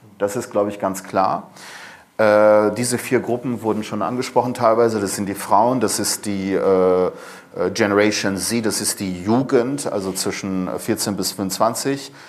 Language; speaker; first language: German; early bilingual, other home language; Persian